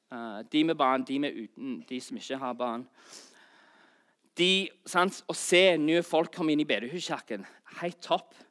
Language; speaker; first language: Norwegian; non-native, fluent; English